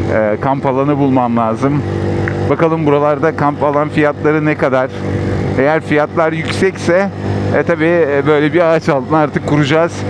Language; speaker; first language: Turkish; early bilingual, heritage; Turkish